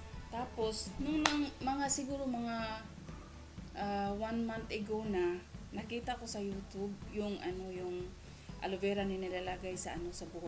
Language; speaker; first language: Filipino; non-native, local second language; Cebuano